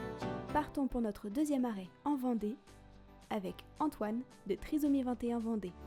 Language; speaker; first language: French; native; French